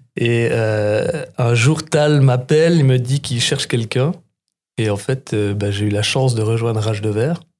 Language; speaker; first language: French; native; French